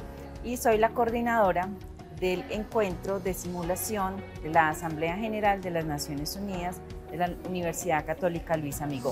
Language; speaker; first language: Spanish; native; Spanish